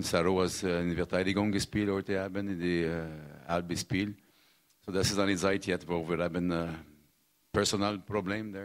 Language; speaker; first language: German; non-native, fluent; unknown